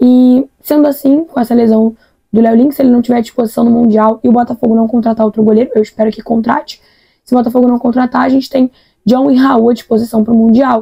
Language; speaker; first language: Portuguese; native; Portuguese